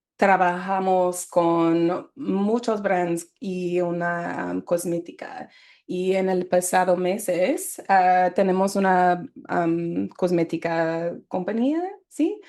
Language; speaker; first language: Spanish; non-native, learner; English